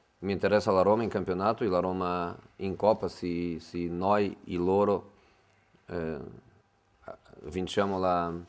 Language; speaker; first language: Italian; non-native, fluent; Portuguese